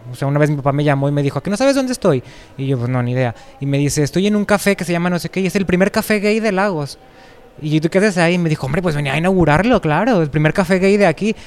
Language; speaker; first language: Spanish; native; Spanish